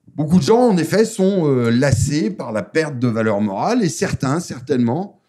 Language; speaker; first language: French; native; French